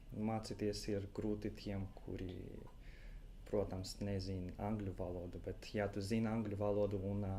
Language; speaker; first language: Latvian; non-native, local second language; Russian